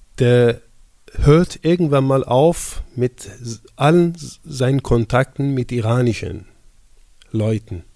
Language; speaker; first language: German; non-native, fluent; Persian